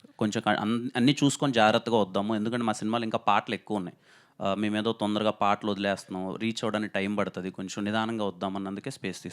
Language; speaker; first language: Telugu; native; Telugu